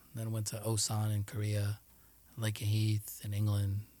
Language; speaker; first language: English; early bilingual, other home language; Spanish